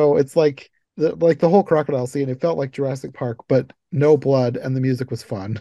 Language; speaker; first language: English; native; English